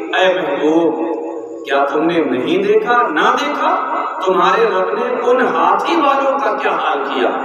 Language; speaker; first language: Urdu; native; Urdu